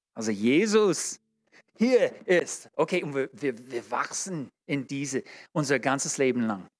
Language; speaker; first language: German; non-native, learner; English